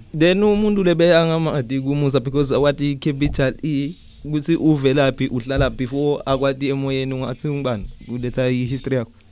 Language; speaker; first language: Zulu; non-native, local second language; Swati